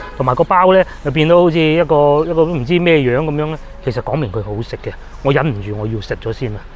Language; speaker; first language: Cantonese; native; Cantonese